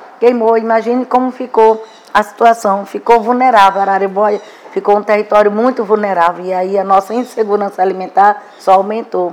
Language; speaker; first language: Portuguese; non-native, local second language; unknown